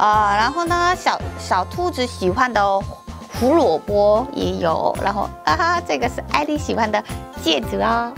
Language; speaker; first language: Chinese; non-native, fluent; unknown